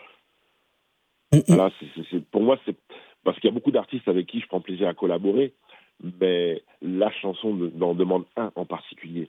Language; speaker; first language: French; early bilingual, other home language; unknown